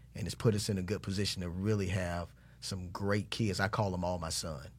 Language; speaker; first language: English; native; English